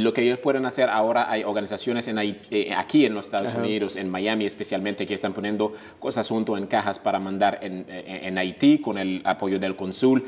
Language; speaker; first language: Spanish; non-native, fluent; Haitian Creole